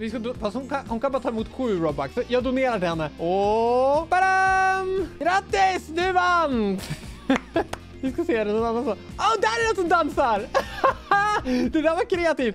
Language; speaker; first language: Swedish; native; Swedish